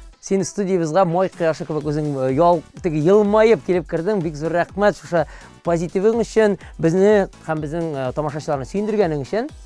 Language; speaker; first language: Tatar; native; Tatar